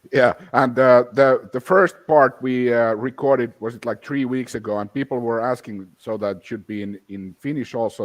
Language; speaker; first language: English; non-native, fluent; Finnish